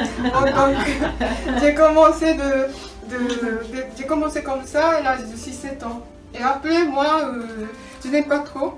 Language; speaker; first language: French; non-native, learner; Japanese